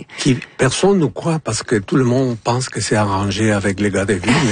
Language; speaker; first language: French; non-native, fluent; Spanish